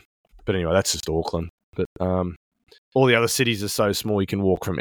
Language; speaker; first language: English; native; English